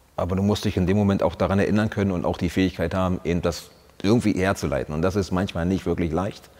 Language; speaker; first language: German; native; German